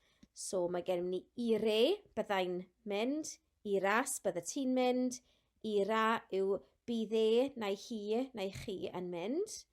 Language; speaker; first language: Welsh; non-native, local second language; English